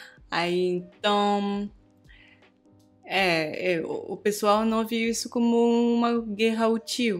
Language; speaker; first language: Portuguese; non-native, fluent; French